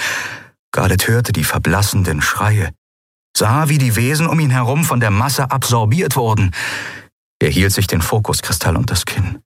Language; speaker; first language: German; native; German